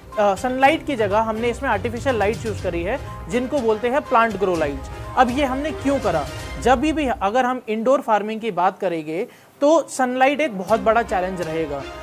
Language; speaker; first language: Hindi; native; Hindi